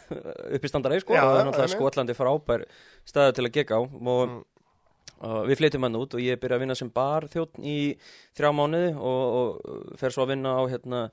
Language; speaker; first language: Icelandic; early bilingual, heritage; English